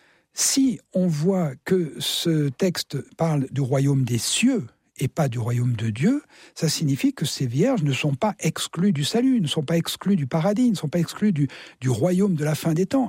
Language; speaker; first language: French; native; French